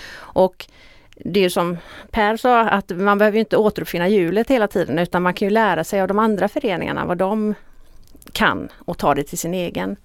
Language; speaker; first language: Swedish; native; Swedish